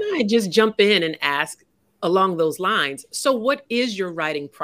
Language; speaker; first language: English; native; English